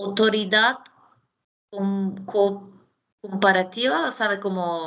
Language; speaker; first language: Spanish; non-native, fluent; Turkish